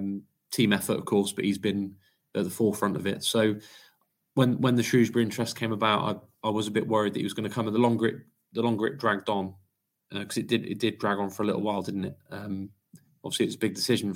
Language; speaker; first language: English; native; English